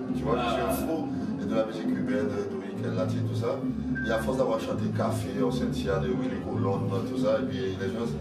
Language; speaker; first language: French; native; French